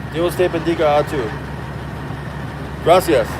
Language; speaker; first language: Spanish; early bilingual, heritage; English